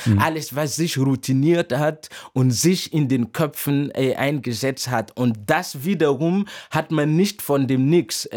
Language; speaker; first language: German; non-native, fluent; Mossi